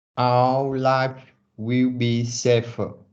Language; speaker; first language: English; non-native, learner; Vietnamese